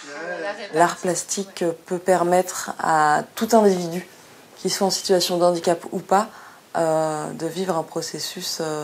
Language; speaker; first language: French; native; French